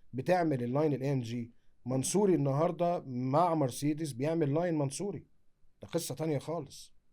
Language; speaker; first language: Egyptian Arabic; native; Egyptian Arabic